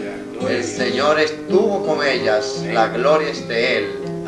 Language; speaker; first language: Spanish; native; Spanish